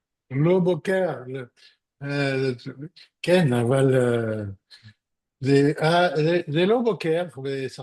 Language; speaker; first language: Hebrew; non-native, learner; French